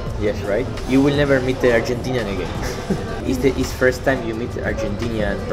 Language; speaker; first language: English; non-native, learner; Spanish